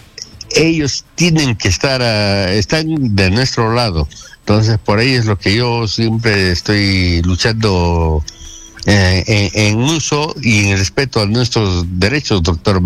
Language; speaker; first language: Spanish; native; Spanish